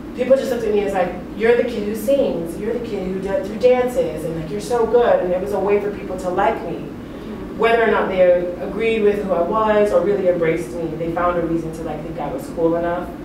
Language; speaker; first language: English; native; English